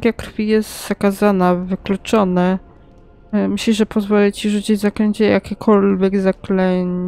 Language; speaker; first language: Polish; native; Polish